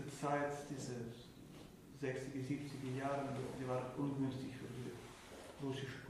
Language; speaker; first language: German; non-native, fluent; Russian